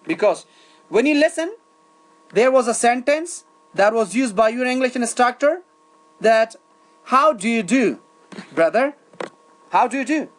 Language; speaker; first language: English; non-native, fluent; Persian